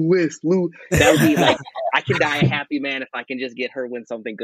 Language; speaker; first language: English; native; English